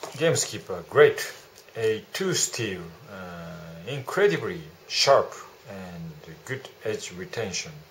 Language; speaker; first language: English; non-native, learner; Japanese